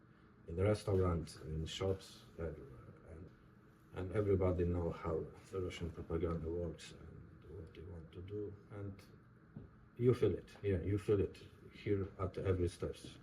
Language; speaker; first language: English; non-native, learner; Polish